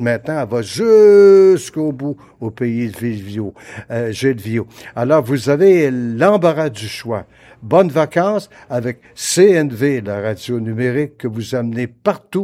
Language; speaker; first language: French; native; French